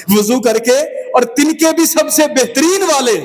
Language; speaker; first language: Urdu; non-native, local second language; Punjabi